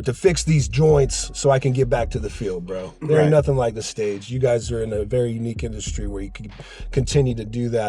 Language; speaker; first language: English; native; English